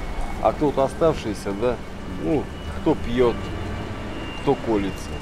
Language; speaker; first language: Russian; native; Russian